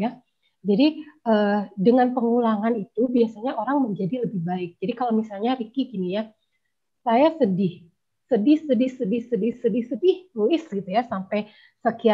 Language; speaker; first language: Indonesian; native; Indonesian